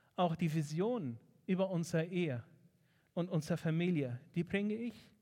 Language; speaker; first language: German; non-native, fluent; Arabic